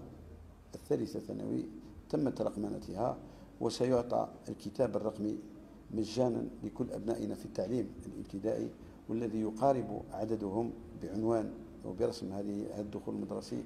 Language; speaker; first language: Arabic; native; Arabic